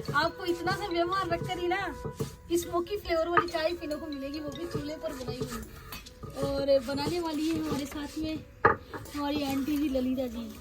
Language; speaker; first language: Hindi; native; Hindi